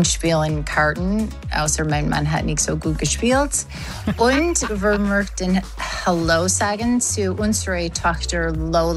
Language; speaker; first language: German; non-native, learner; English